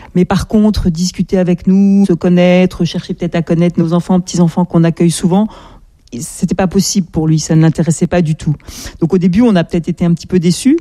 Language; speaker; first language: French; native; French